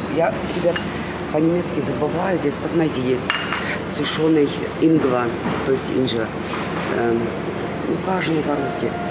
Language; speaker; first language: Russian; native; Russian